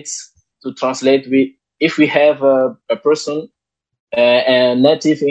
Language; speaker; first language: English; non-native, learner; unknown